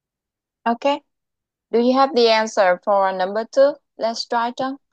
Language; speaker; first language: English; non-native, local second language; Vietnamese